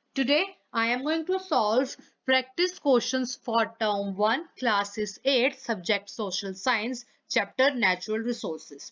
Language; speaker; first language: English; non-native, local second language; Punjabi